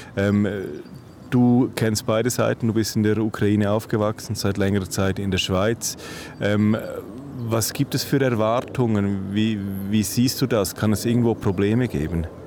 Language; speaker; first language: German; native; German